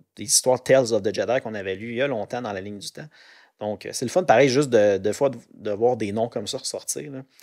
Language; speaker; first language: French; native; French